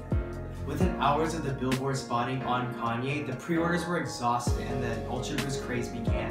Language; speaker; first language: English; native; English